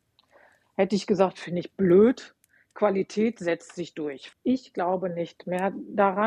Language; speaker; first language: German; native; German